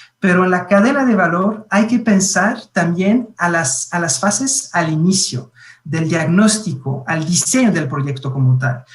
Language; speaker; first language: Spanish; non-native, fluent; French